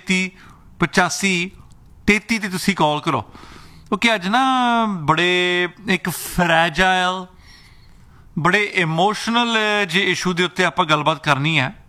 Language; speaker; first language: Punjabi; early bilingual, heritage; Punjabi